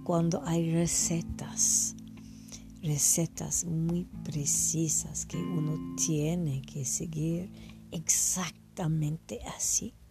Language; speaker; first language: Spanish; non-native, fluent; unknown